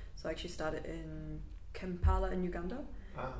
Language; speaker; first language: English; non-native, local second language; Cantonese